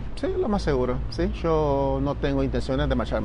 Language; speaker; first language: Spanish; native; Spanish